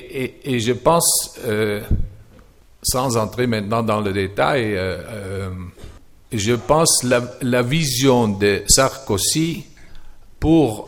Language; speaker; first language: French; non-native, fluent; German